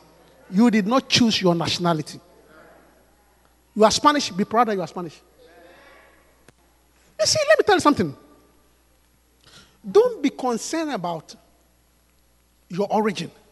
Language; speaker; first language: English; non-native, local second language; Akan